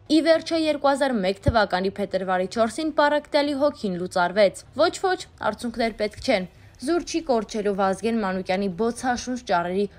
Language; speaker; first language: Armenian; native; Armenian